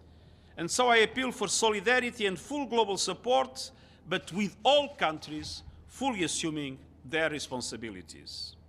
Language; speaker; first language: English; non-native, fluent; Portuguese